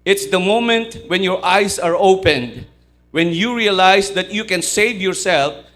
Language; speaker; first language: English; non-native, local second language; Filipino